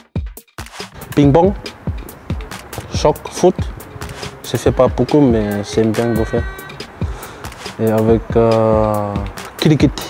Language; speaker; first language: French; non-native, learner; Tongan